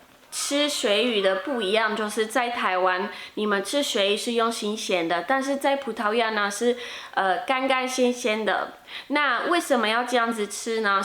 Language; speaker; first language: Chinese; non-native, fluent; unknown